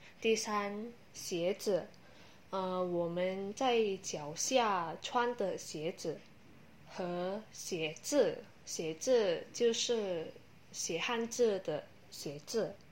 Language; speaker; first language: Chinese; non-native, learner; Indonesian